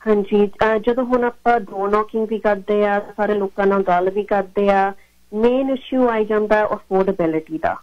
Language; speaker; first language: Punjabi; early bilingual, heritage; Punjabi